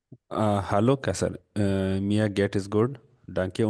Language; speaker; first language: German; non-native, learner; Urdu